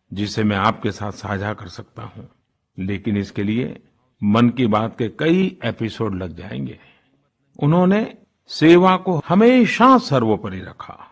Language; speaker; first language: Hindi; non-native, local second language; Gujarati